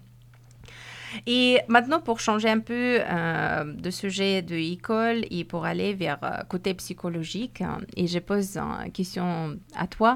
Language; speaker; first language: French; non-native, fluent; Persian